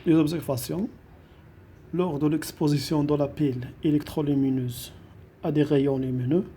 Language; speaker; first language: French; non-native, local second language; Arabic